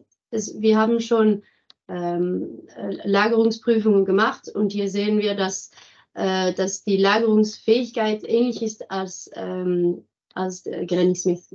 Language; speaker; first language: German; non-native, fluent; French